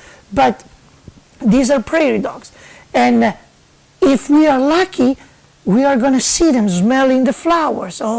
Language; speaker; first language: English; non-native, fluent; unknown